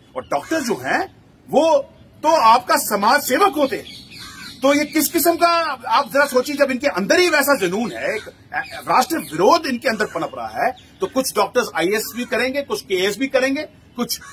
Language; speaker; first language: Hindi; native; Hindi